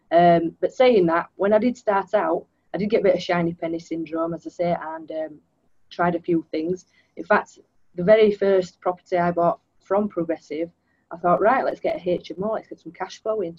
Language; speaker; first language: English; native; English